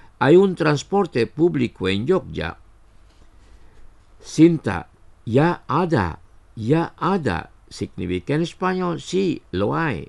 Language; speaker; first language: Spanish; non-native, fluent; Indonesian